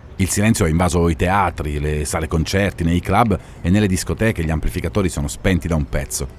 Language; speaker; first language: Italian; native; Italian